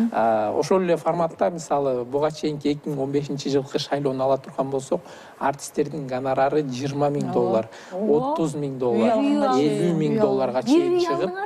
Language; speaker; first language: Kyrgyz; native; Kyrgyz